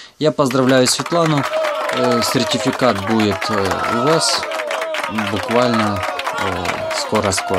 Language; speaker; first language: Russian; non-native, local second language; Ukrainian